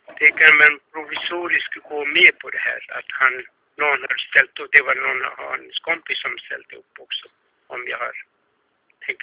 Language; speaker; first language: Swedish; non-native, fluent; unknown